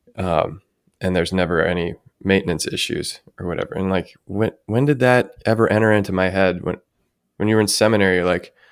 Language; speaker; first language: English; native; English